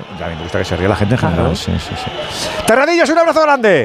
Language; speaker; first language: Spanish; native; Spanish